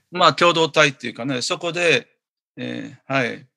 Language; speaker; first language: Japanese; native; Japanese